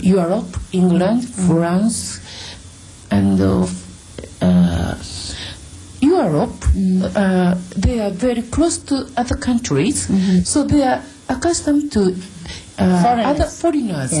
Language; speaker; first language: English; non-native, learner; Japanese